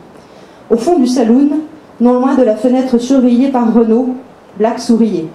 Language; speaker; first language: French; native; French